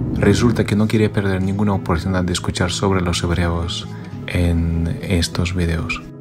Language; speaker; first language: Spanish; non-native, fluent; Ukrainian